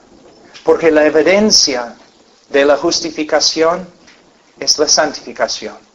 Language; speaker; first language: Spanish; non-native, fluent; English